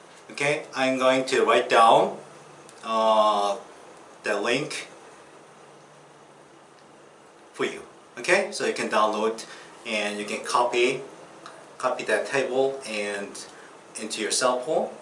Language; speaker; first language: English; non-native, fluent; Korean